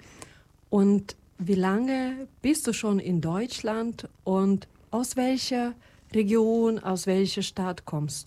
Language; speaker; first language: German; non-native, fluent; Russian